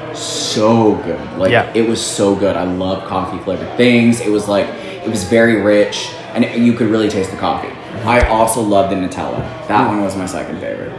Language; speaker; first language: English; native; English